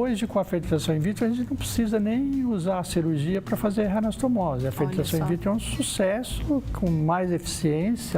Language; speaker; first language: Portuguese; native; Portuguese